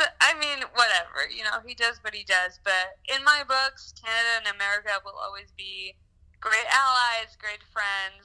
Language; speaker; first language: English; non-native, fluent; French